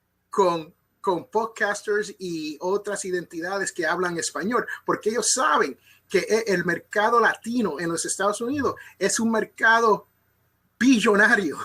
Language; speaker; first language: Spanish; early bilingual, other home language; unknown